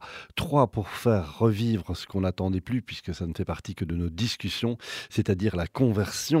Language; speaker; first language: French; native; French